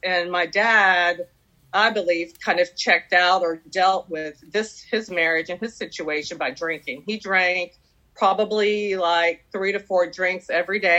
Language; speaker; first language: English; early bilingual, other home language; French